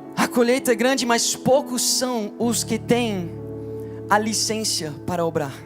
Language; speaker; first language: Portuguese; non-native, fluent; English